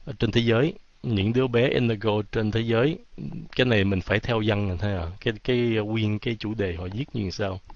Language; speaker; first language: Vietnamese; early bilingual, heritage; Vietnamese